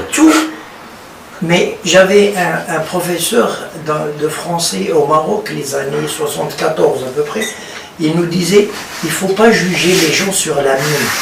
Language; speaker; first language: French; non-native, local second language; Arabic